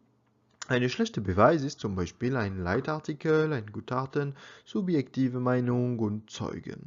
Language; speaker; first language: German; non-native, learner; French